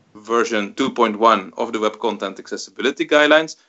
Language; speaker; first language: English; non-native, fluent; Dutch